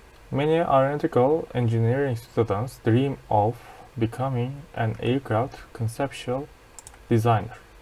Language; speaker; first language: English; non-native, fluent; Turkish